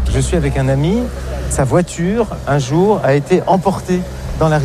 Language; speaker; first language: French; native; French